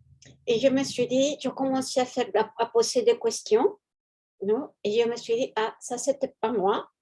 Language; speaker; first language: French; non-native, fluent; Spanish